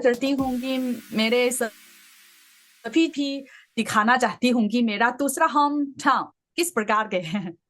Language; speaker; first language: Hindi; non-native, fluent; Chinese